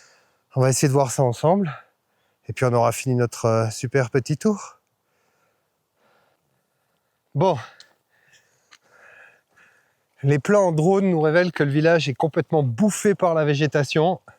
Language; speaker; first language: French; native; French